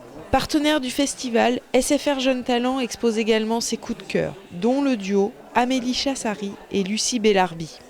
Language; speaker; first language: French; native; French